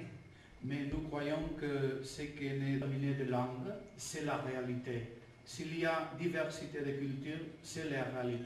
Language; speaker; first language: French; non-native, fluent; Catalan